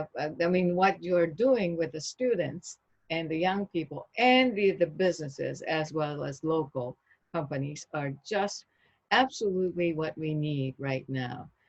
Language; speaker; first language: English; non-native, fluent; Japanese